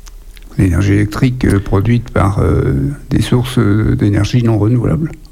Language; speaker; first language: French; native; French